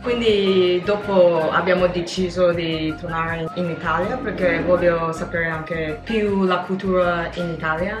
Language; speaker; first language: Italian; non-native, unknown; Chinese